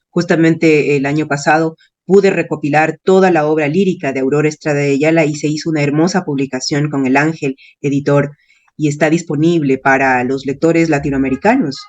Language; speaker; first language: Spanish; native; Spanish